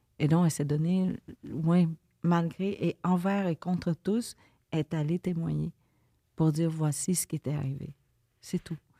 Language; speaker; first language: French; early bilingual, other home language; Vietnamese